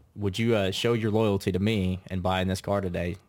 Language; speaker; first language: English; native; English